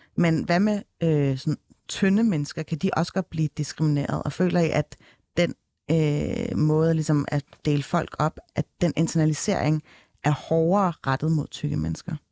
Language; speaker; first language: Danish; early bilingual, other home language; Turkish